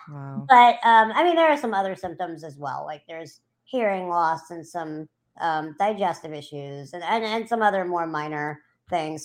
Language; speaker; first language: English; native; English